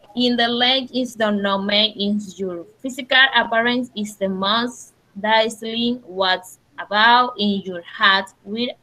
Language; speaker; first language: English; non-native, learner; Spanish